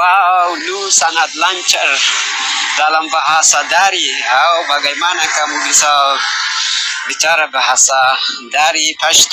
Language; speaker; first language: Indonesian; non-native, learner; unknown